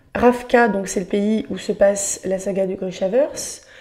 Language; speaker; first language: French; native; French